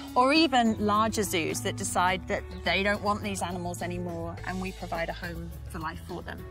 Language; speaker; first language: English; native; English